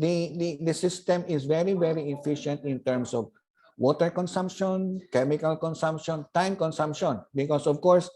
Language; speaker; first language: English; non-native, local second language; Filipino